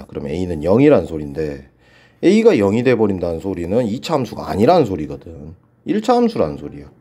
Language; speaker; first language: Korean; native; Korean